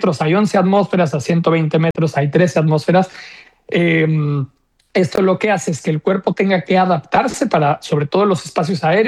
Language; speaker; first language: Spanish; native; Spanish